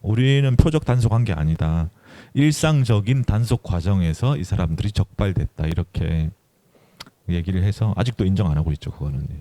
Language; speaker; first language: Korean; native; Korean